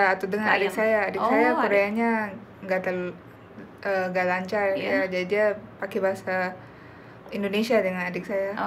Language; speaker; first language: Indonesian; non-native, local second language; Korean